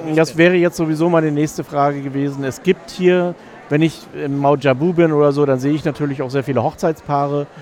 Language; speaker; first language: German; native; German